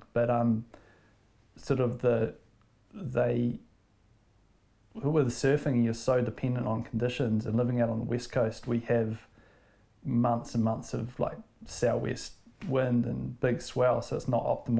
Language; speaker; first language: English; native; English